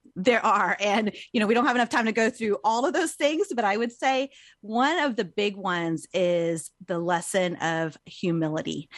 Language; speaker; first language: English; native; English